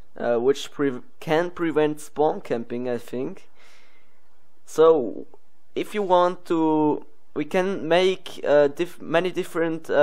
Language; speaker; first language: English; non-native, learner; Swiss German